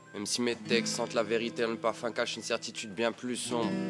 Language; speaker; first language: French; native; French